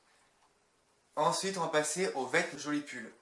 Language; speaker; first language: French; native; French